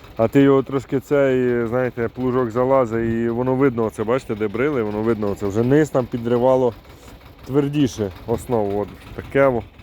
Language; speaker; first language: Ukrainian; native; Ukrainian